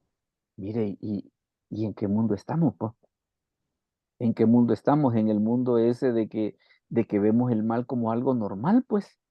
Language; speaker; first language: Spanish; native; Spanish